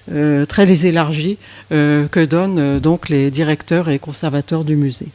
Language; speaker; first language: French; native; French